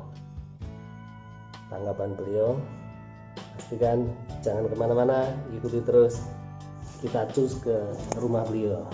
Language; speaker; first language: Indonesian; native; Indonesian